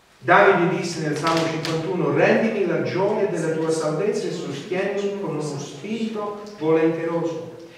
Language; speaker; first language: Italian; non-native, fluent; English